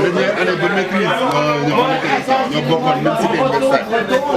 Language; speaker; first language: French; non-native, local second language; Wolof